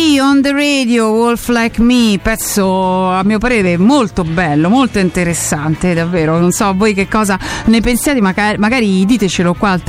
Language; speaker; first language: Italian; native; Italian